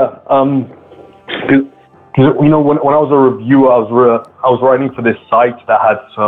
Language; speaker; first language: English; native; English